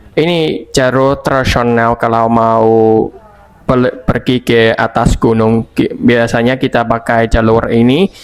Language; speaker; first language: Indonesian; non-native, fluent; Vietnamese